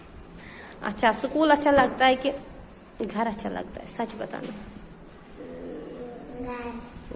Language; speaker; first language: Hindi; non-native, local second language; Kashmiri